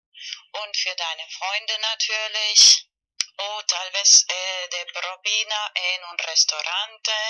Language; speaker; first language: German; non-native, fluent; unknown